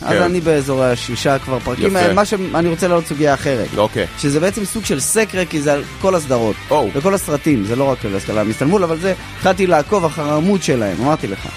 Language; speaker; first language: Hebrew; native; Hebrew